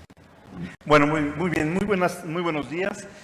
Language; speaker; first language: Spanish; native; Spanish